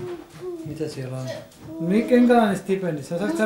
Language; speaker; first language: Finnish; native; Finnish